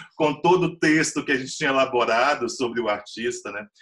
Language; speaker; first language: Portuguese; native; Portuguese